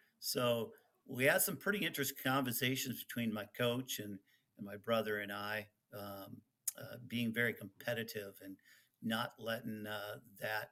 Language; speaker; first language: English; early bilingual, other home language; Dutch